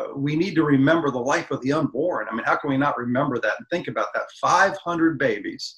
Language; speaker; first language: English; native; English